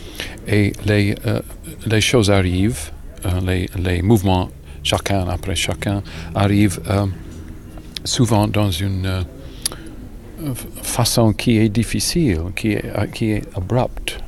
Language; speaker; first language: French; non-native, learner; English